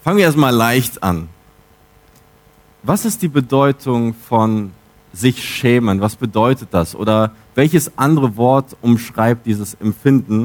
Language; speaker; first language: German; native; German